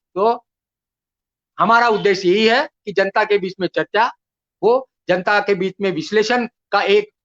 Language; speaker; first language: Hindi; non-native, local second language; Marathi